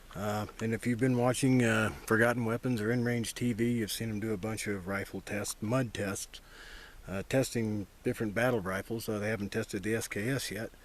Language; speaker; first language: English; native; English